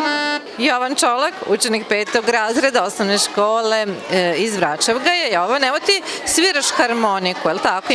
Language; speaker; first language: Serbian; native; Serbian